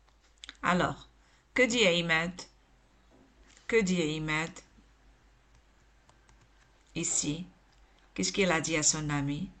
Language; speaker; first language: French; non-native, local second language; Arabic